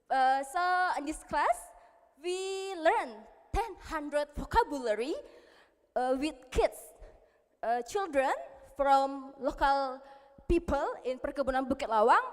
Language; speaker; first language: English; non-native, learner; Indonesian